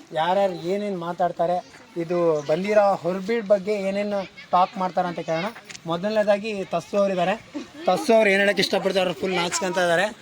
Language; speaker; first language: Kannada; non-native, local second language; Urdu